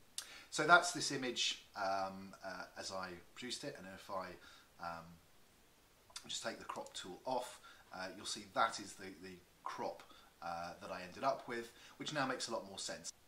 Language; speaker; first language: English; native; English